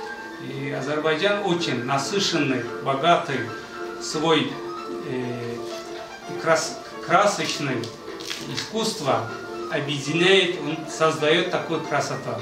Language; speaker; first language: Russian; non-native, fluent; Azerbaijani